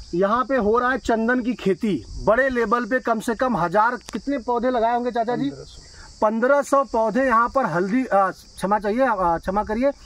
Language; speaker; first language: Hindi; native; Hindi